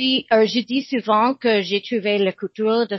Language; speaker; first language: French; non-native, learner; English